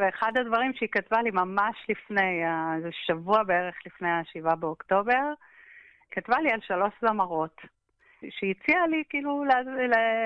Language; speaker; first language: Hebrew; native; Hebrew